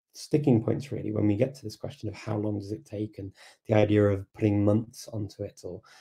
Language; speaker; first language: English; native; English